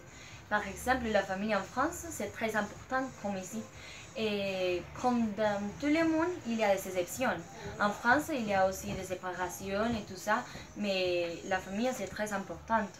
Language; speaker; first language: French; non-native, learner; Spanish